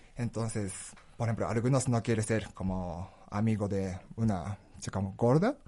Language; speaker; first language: Spanish; non-native, fluent; Japanese